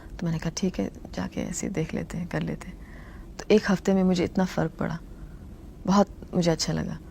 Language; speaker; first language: Hindi; non-native, local second language; Tamil